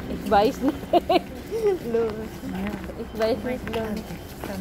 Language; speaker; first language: German; non-native, learner; Filipino